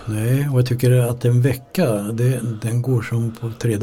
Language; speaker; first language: Swedish; native; Swedish